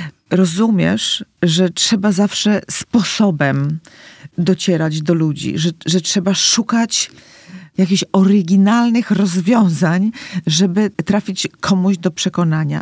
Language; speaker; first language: Polish; native; Polish